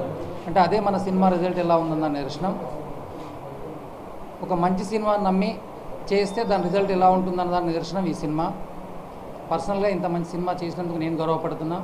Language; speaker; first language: Telugu; native; Telugu